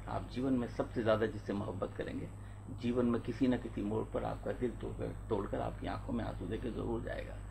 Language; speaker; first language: Hindi; native; Hindi